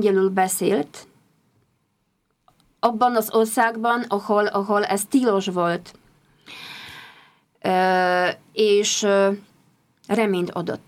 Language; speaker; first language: Hungarian; non-native, fluent; Polish